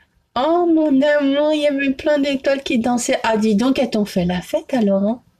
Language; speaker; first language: French; native; French